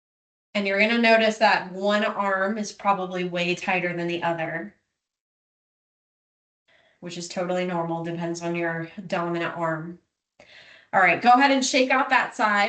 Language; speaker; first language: English; native; English